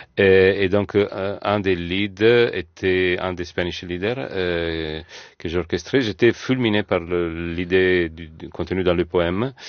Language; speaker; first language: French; non-native, fluent; Italian